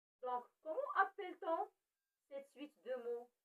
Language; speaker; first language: French; non-native, local second language; Arabic